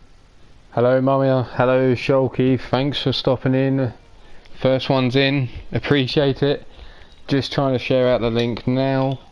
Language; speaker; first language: English; native; English